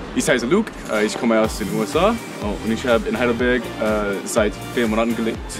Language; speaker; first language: German; non-native, learner; English